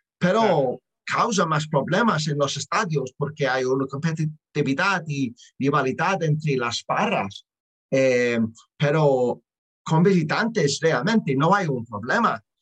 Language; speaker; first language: Spanish; non-native, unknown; English